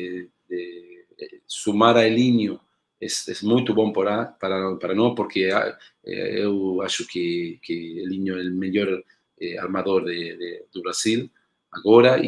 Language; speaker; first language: Portuguese; non-native, learner; Spanish